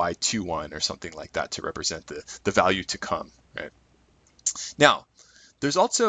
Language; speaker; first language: English; native; English